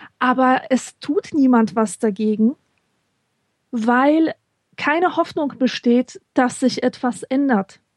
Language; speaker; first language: German; early bilingual, other home language; Polish